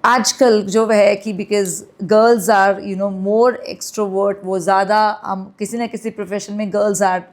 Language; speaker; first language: Hindi; non-native, local second language; Punjabi